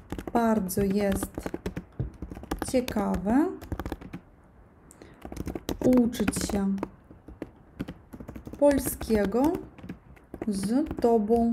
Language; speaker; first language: Polish; non-native, learner; Russian